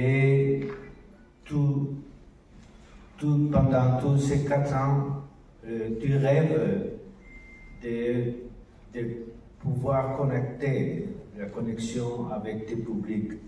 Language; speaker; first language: French; non-native, learner; Spanish